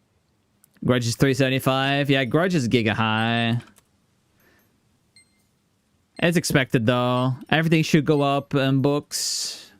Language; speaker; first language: English; native; English